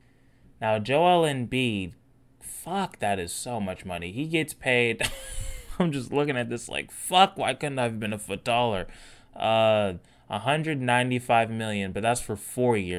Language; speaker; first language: English; native; English